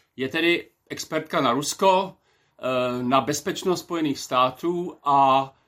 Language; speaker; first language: Czech; native; Czech